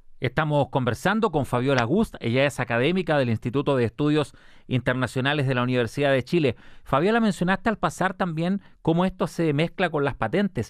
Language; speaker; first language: Spanish; native; Spanish